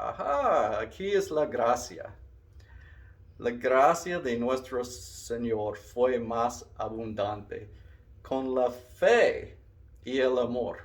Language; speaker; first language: Spanish; non-native, learner; English